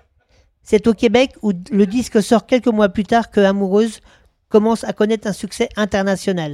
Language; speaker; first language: French; native; French